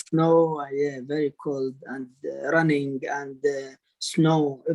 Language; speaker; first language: English; non-native, learner; Arabic